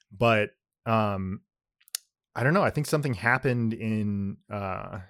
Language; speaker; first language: English; early bilingual, other home language; Japanese